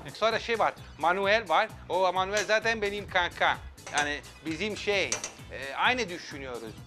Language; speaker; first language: Turkish; non-native, fluent; Italian